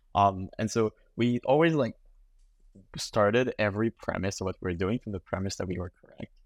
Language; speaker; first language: English; native; English